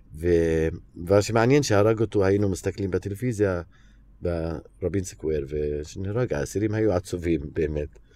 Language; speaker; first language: Hebrew; non-native, local second language; Arabic